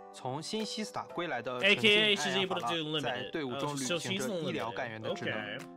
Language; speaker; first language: Chinese; native; Chinese